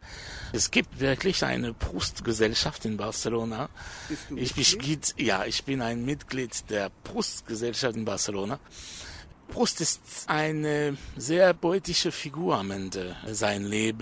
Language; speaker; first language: German; non-native, fluent; French